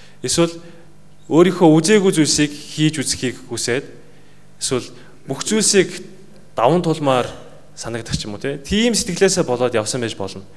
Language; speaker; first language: Mongolian; native; Mongolian